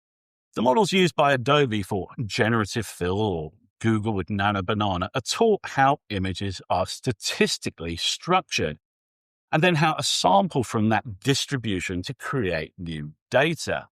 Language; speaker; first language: English; native; English